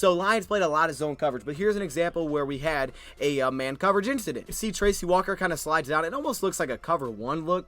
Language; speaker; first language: English; native; English